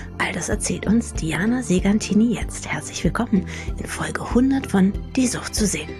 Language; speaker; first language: German; native; German